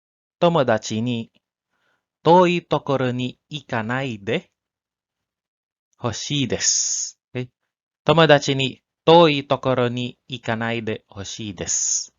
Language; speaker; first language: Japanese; non-native, learner; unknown